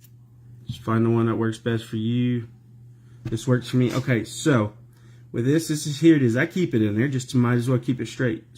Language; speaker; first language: English; native; English